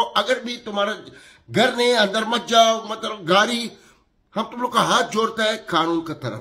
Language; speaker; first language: Hindi; non-native, learner; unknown